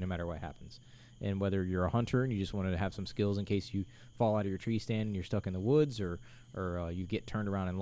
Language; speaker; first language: English; native; English